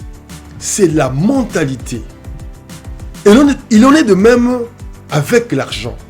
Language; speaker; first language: French; non-native, local second language; Lingala